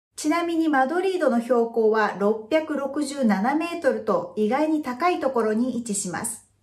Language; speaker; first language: Japanese; native; Japanese